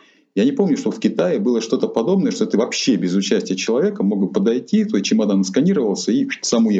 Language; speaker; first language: Russian; native; Russian